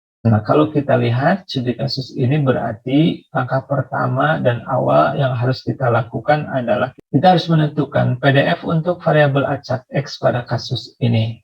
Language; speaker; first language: Indonesian; native; Indonesian